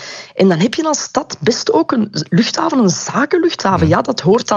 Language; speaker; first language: Dutch; native; Dutch